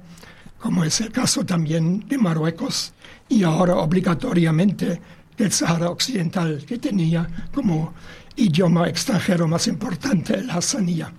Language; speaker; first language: Spanish; non-native, fluent; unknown